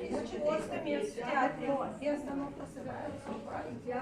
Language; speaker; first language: Russian; native; Russian